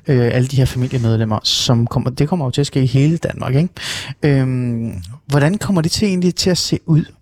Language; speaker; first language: Danish; non-native, local second language; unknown